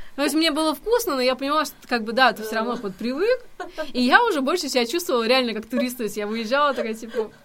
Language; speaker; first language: Russian; native; Russian